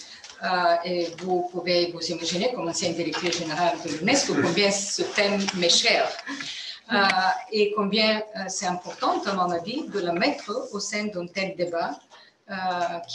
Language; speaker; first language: French; non-native, fluent; Bulgarian